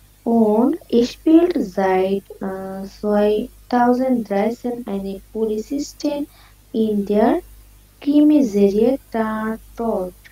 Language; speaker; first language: German; non-native, learner; Bangla